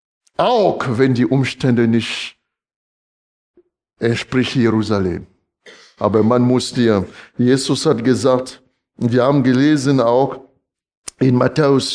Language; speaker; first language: German; non-native, fluent; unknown